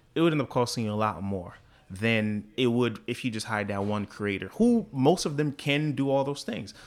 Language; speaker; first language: English; early bilingual, other home language; Haitian Creole